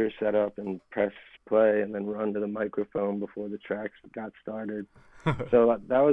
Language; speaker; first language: English; native; English